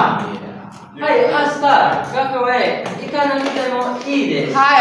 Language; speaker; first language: Japanese; non-native, fluent; Indonesian